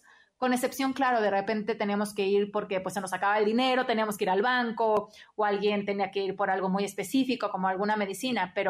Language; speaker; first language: Spanish; native; Spanish